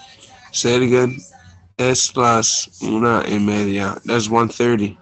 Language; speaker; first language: Spanish; non-native, learner; English